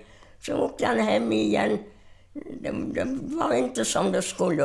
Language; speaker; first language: Swedish; non-native, fluent; German